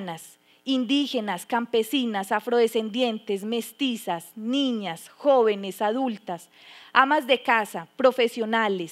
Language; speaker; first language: Spanish; native; Spanish